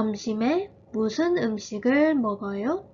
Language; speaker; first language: Korean; early bilingual, heritage; Korean